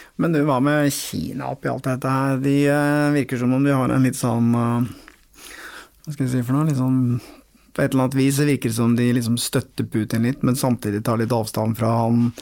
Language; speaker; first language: Norwegian; native; Norwegian